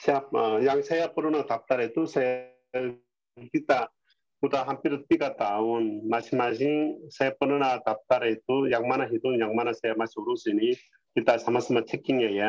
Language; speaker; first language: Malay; non-native, learner; Korean